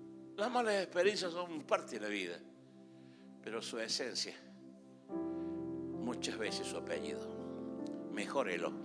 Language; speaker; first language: Spanish; native; Spanish